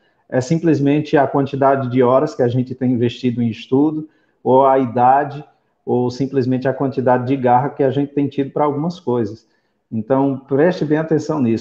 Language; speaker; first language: Portuguese; native; Portuguese